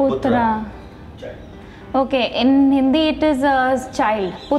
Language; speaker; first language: English; non-native, local second language; Hindi